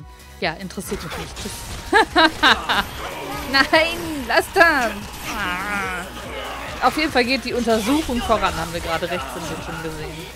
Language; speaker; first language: German; native; German